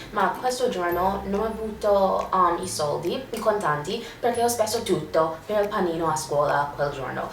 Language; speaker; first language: Italian; non-native, learner; English